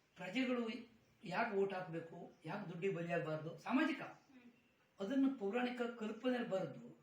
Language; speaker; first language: Kannada; native; Kannada